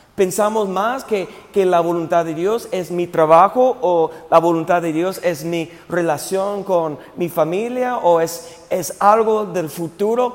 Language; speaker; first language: Spanish; non-native, fluent; English